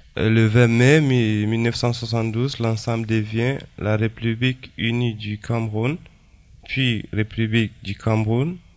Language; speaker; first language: French; non-native, local second language; Fula